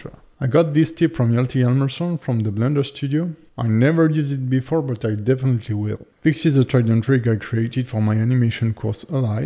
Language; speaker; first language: English; non-native, fluent; French